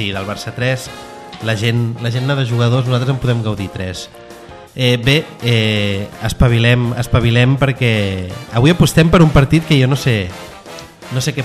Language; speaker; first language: Catalan; native; Catalan